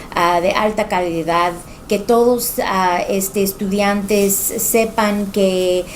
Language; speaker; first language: Spanish; early bilingual, heritage; Spanish